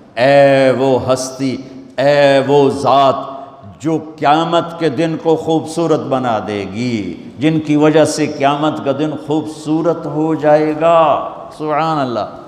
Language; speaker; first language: Urdu; non-native, local second language; Punjabi